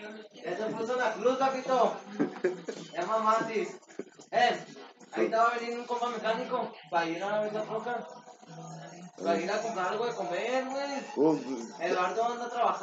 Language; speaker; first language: Spanish; native; Spanish